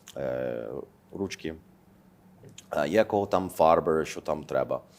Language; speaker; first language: Ukrainian; non-native, learner; English